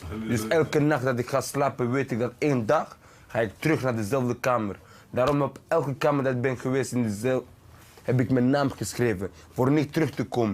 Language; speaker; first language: Dutch; early bilingual, other home language; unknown